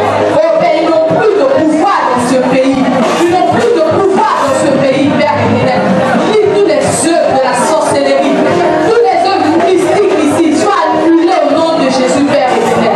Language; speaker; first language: French; non-native, local second language; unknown